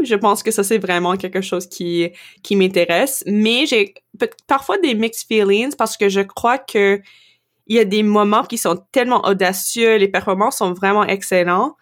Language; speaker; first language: French; non-native, local second language; English